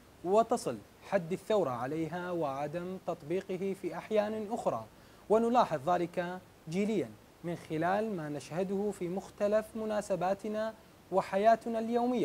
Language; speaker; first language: Arabic; native; Arabic